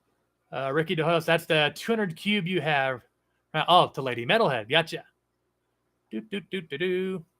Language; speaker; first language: English; native; English